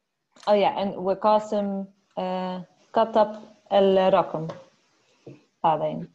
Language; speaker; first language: Arabic; non-native, learner; Dutch